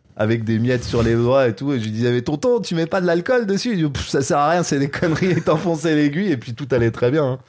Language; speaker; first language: French; native; French